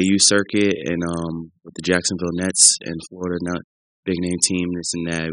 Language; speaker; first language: English; native; English